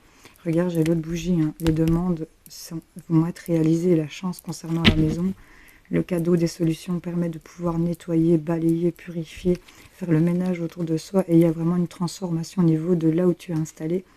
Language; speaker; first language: French; native; French